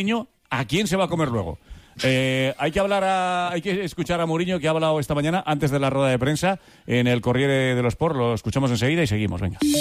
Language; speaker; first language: Spanish; native; Spanish